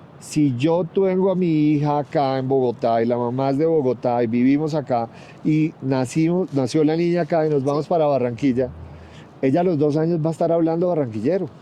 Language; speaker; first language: Spanish; native; Spanish